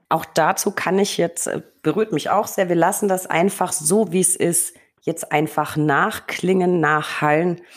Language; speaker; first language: German; native; German